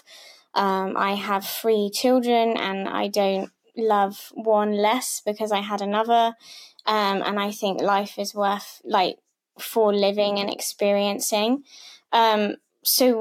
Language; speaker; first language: English; native; English